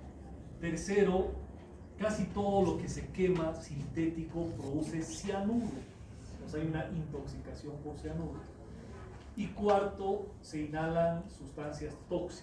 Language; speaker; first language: Spanish; native; Spanish